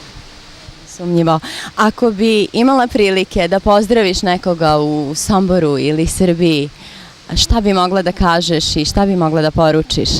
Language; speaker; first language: Bosnian; native; Bosnian